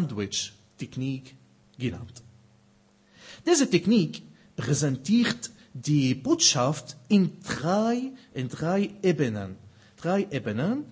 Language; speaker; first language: German; non-native, fluent; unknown